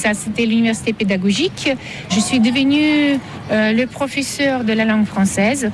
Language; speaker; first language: French; non-native, fluent; Russian